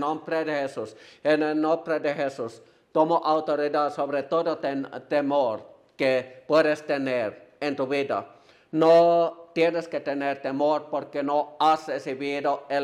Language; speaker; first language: Spanish; non-native, learner; Finnish